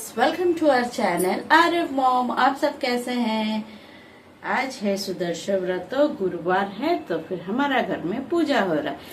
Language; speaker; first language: Hindi; non-native, local second language; Telugu